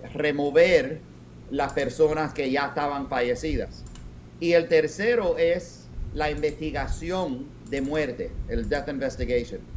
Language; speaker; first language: Spanish; early bilingual, heritage; Spanish